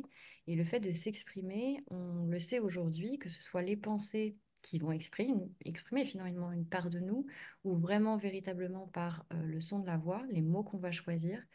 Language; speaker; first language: French; native; French